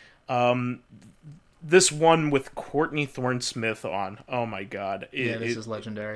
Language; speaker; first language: English; native; English